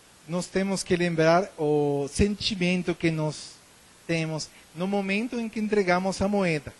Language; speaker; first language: Portuguese; non-native, learner; Spanish